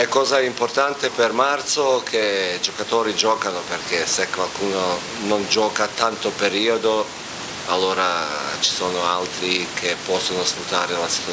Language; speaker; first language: Italian; non-native, fluent; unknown